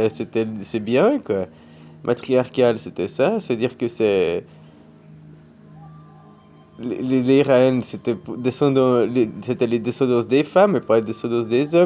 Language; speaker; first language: French; native; French